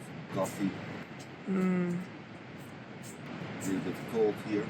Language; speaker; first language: English; non-native, learner; Dutch